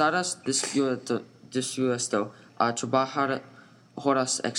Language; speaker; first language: Spanish; non-native, learner; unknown